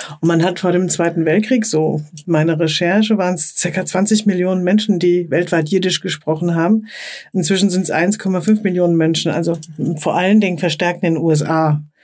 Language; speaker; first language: German; native; German